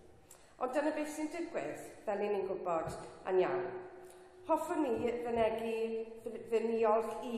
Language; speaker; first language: Welsh; non-native, local second language; English